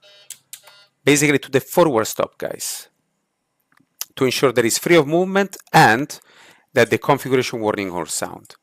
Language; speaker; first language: English; non-native, fluent; Italian